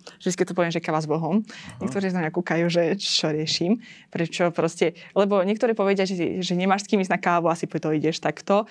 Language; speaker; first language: Slovak; non-native, fluent; Azerbaijani